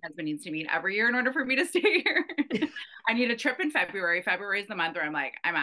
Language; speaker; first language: English; native; English